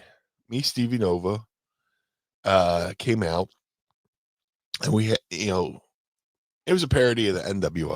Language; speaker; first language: English; native; English